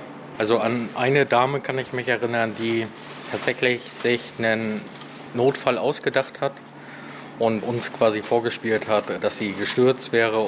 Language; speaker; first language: German; native; German